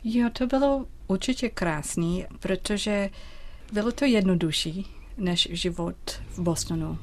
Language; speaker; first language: Czech; non-native, fluent; English